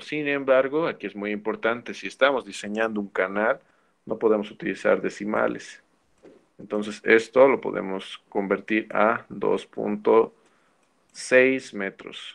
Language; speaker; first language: Spanish; native; Spanish